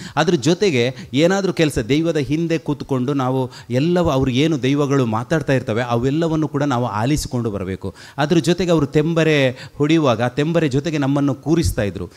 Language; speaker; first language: Kannada; non-native, local second language; Tulu